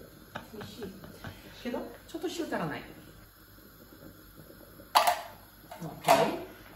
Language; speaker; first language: Japanese; non-native, learner; Italian